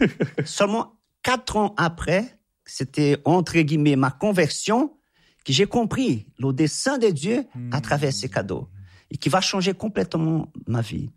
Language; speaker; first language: French; non-native, fluent; Portuguese